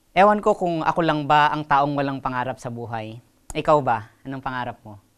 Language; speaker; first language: Filipino; non-native, local second language; Waray